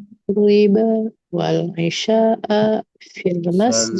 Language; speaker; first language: Arabic; non-native, learner; Indonesian